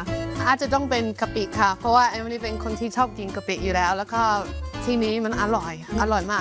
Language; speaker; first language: Thai; non-native, fluent; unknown